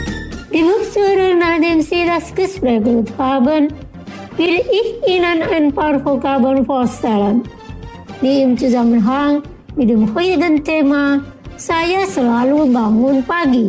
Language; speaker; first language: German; non-native, fluent; Indonesian